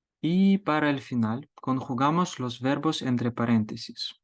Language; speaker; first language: Spanish; non-native, fluent; Ukrainian